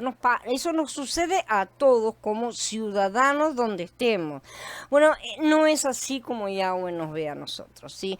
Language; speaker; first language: Spanish; native; Spanish